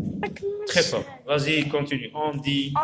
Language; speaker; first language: French; non-native, local second language; Arabic